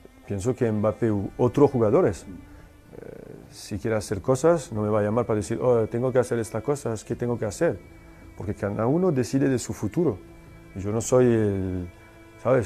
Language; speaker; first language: Spanish; non-native, fluent; French